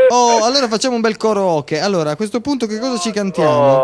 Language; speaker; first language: Italian; native; Italian